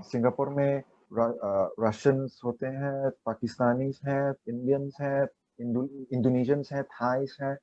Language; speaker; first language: Hindi; non-native, learner; Chinese